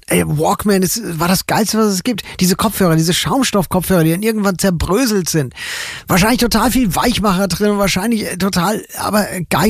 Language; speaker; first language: German; native; German